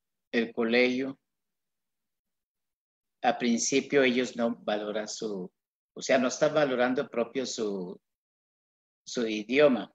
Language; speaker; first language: Spanish; non-native, local second language; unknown